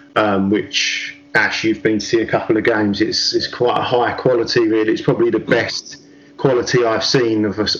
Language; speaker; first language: English; native; English